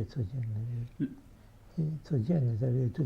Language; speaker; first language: French; non-native, fluent; Yiddish